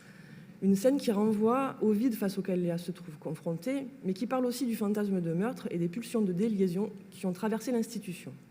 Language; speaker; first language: French; native; French